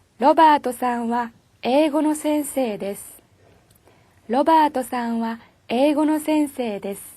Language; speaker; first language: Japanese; non-native, fluent; Korean